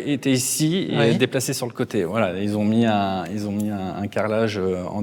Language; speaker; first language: French; native; French